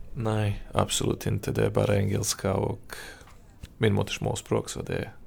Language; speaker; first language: Swedish; non-native, learner; Serbian